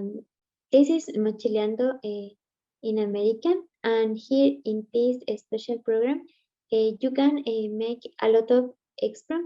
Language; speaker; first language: English; non-native, learner; Spanish